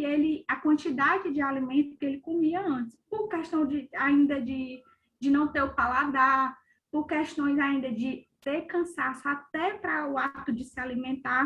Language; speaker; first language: Portuguese; native; Portuguese